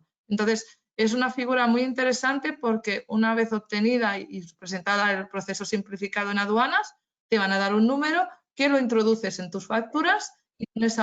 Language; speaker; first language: Spanish; native; Spanish